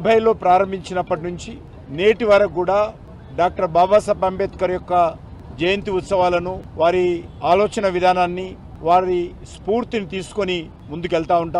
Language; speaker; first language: Telugu; native; Telugu